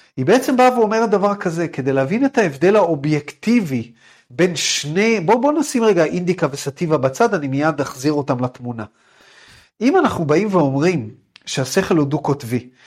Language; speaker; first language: Hebrew; native; Hebrew